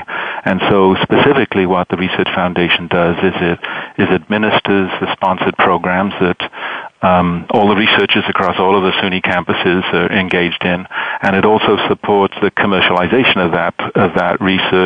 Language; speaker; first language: English; native; English